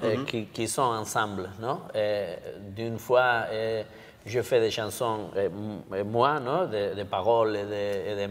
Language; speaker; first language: French; non-native, learner; Basque